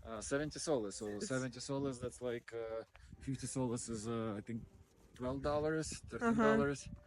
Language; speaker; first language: English; non-native, fluent; Russian